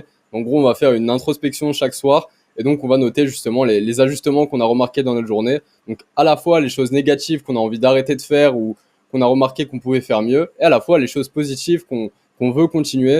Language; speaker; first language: French; native; French